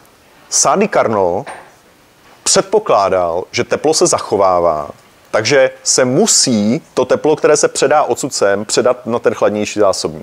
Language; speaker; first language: Czech; native; Czech